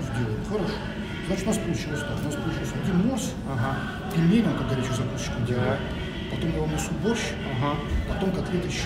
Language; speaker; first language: Russian; native; Russian